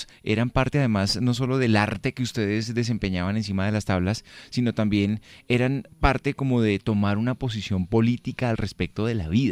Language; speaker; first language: Spanish; native; Spanish